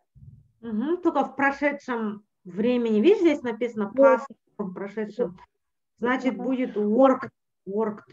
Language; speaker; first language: Russian; native; Russian